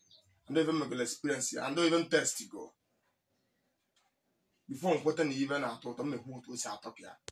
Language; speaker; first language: English; non-native, local second language; Igbo